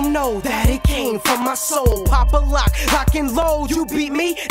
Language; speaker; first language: English; native; English